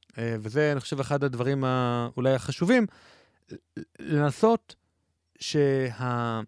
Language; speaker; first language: Hebrew; native; Hebrew